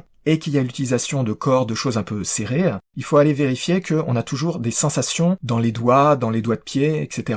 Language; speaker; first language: French; native; French